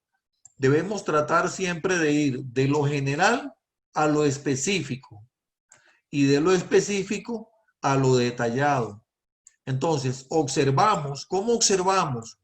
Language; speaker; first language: Spanish; native; Spanish